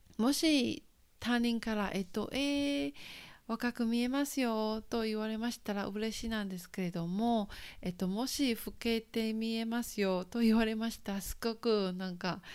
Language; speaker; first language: Japanese; non-native, fluent; Chinese